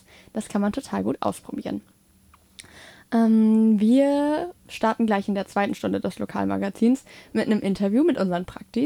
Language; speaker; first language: German; native; German